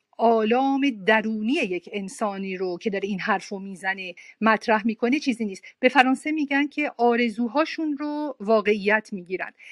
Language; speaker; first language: Persian; native; Persian